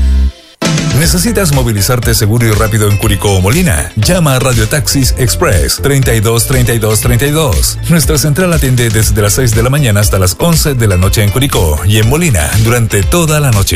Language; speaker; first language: Spanish; native; Spanish